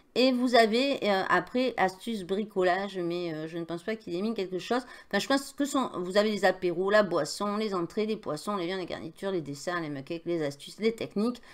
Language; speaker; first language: French; native; French